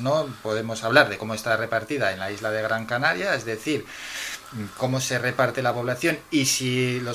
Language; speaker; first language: Spanish; native; Spanish